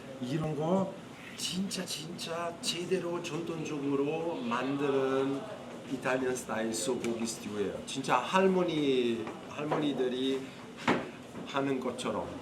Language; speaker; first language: Korean; non-native, learner; Italian